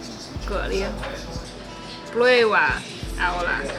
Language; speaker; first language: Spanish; non-native, learner; Chinese